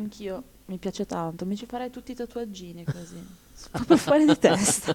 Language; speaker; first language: Italian; native; Italian